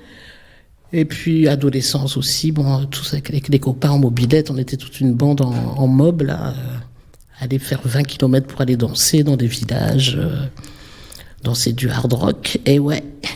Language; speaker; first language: French; native; French